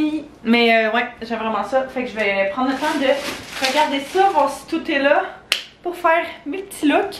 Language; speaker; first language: French; native; French